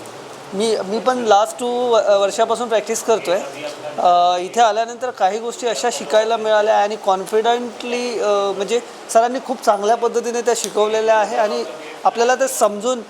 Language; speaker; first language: Hindi; native; Hindi